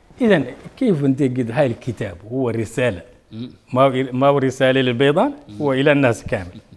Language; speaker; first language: Arabic; non-native, local second language; Soninke